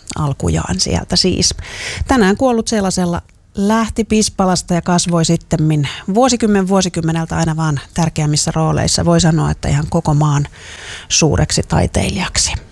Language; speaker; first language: Finnish; native; Finnish